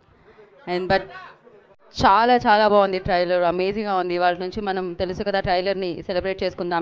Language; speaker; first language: Telugu; native; Telugu